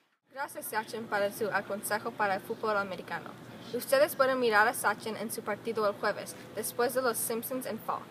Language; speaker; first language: Spanish; non-native, learner; English